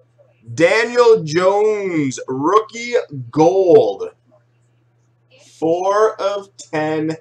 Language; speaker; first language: English; native; English